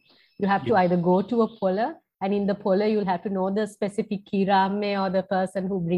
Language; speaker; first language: English; non-native, local second language; Sinhala